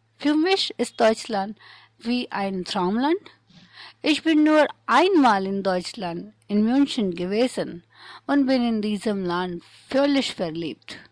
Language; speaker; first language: German; non-native, learner; Hindi